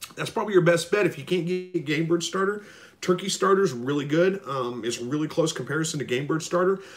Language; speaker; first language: English; native; English